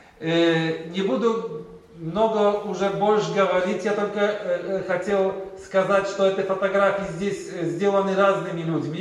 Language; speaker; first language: Russian; non-native, learner; Polish